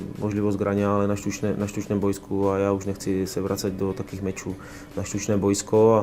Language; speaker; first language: Polish; non-native, learner; Czech